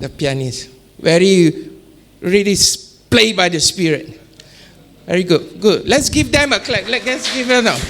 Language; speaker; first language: English; non-native, local second language; Malay